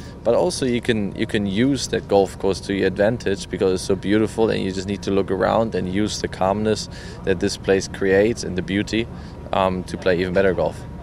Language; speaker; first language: English; non-native, fluent; German